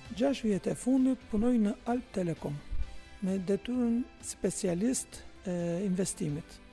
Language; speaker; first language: Albanian; non-native, fluent; Turkish